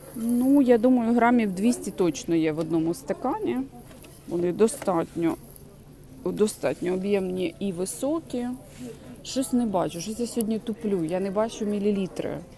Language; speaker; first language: Ukrainian; non-native, local second language; Russian